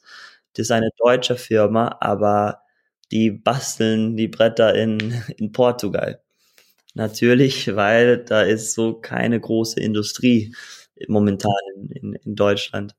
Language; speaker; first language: German; early bilingual, heritage; German